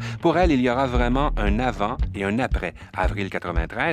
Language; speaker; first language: French; native; French